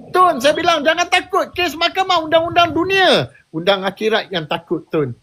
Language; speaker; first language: Malay; native; Malay